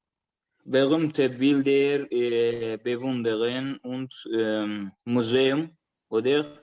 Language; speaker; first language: German; non-native, learner; Azerbaijani